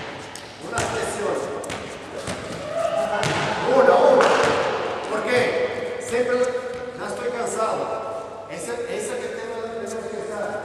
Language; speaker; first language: Spanish; non-native, learner; Portuguese